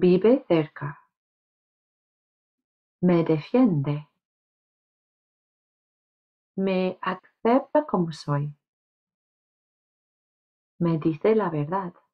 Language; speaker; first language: Spanish; non-native, fluent; English